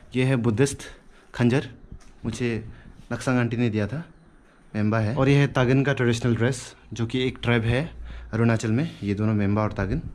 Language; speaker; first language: Hindi; non-native, local second language; Adi